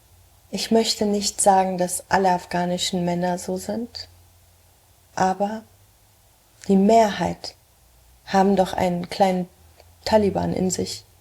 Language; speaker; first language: German; early bilingual, heritage; German